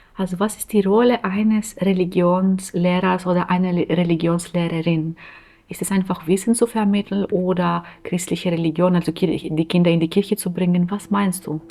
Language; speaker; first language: German; non-native, fluent; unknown